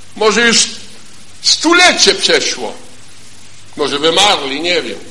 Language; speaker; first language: Polish; non-native, fluent; German